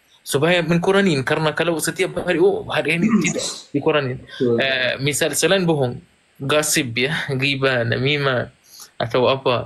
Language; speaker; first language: Indonesian; non-native, fluent; Arabic